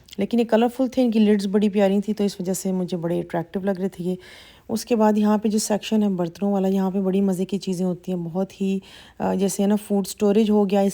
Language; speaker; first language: Urdu; native; Urdu